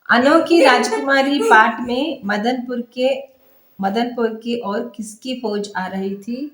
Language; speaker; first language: Hindi; non-native, local second language; Kannada